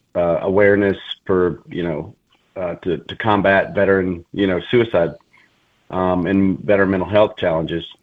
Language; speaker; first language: English; native; English